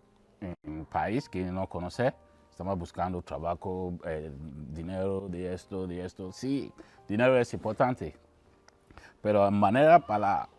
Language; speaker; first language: Spanish; non-native, learner; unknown